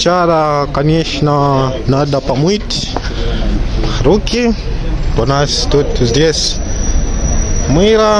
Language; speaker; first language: Russian; non-native, fluent; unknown